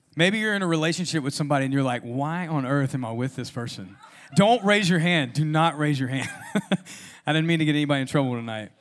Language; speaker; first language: English; native; English